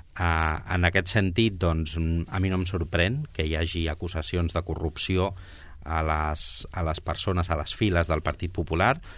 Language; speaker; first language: Catalan; non-native, local second language; Spanish